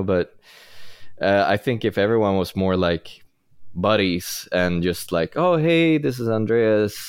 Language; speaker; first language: English; non-native, fluent; Swedish